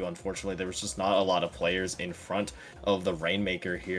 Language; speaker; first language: English; native; English